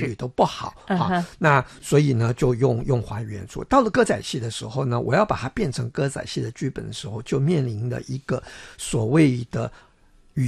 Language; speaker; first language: Chinese; non-native, local second language; Min Nan Chinese